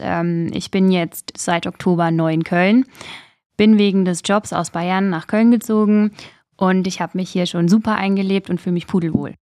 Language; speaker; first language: German; native; German